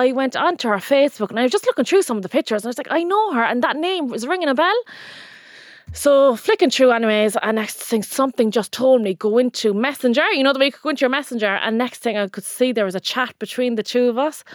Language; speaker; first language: English; native; English